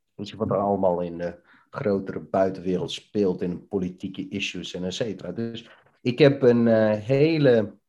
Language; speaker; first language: Dutch; early bilingual, other home language; Bosnian